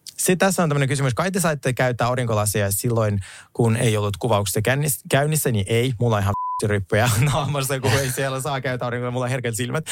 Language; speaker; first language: Finnish; non-native, fluent; Russian